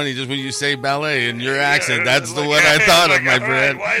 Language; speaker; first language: English; native; English